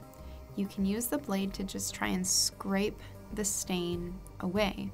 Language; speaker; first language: English; native; English